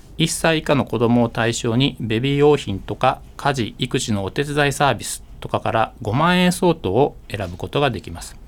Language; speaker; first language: Japanese; native; Japanese